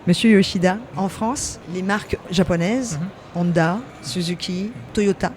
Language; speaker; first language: French; native; French